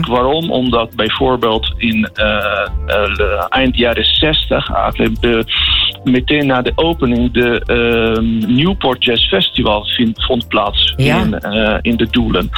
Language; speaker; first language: Dutch; non-native, fluent; Italian